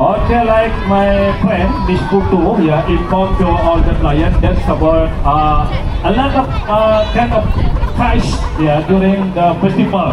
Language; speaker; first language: English; non-native, learner; Indonesian